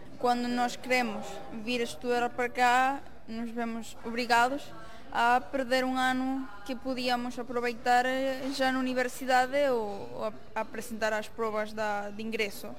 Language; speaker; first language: Portuguese; early bilingual, heritage; Spanish